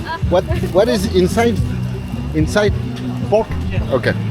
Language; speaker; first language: English; non-native, learner; French